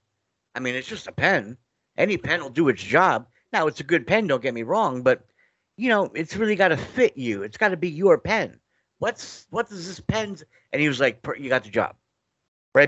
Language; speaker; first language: English; native; English